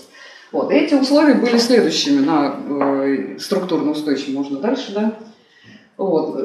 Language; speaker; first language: Russian; native; Russian